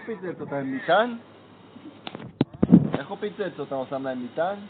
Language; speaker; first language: Hebrew; native; Hebrew